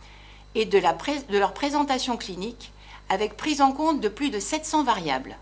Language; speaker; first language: French; native; French